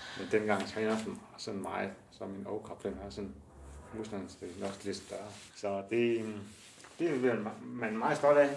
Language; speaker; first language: Danish; non-native, learner; Chinese